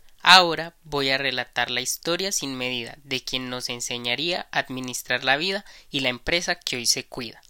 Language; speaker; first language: Spanish; native; Spanish